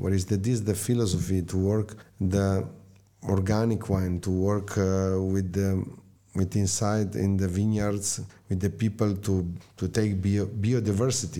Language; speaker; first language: English; non-native, learner; Slovenian